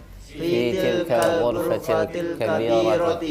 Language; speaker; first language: Arabic; non-native, learner; Indonesian